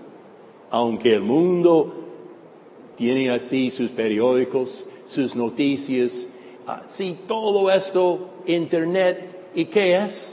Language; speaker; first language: Spanish; non-native, fluent; English